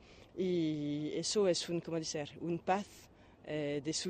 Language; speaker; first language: Spanish; non-native, learner; French